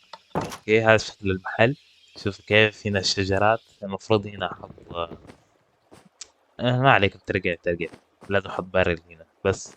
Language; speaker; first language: Arabic; native; Arabic